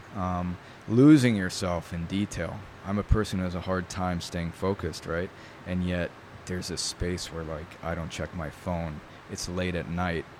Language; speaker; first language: English; early bilingual, other home language; Italian